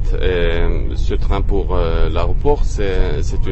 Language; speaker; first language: French; non-native, fluent; Norwegian